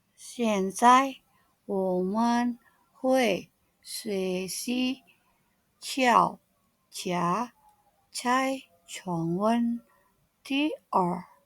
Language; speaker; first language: Chinese; non-native, learner; Indonesian